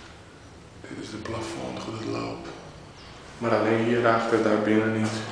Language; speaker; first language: Dutch; non-native, fluent; Portuguese